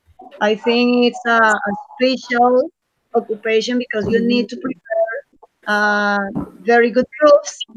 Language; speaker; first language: English; non-native, learner; Spanish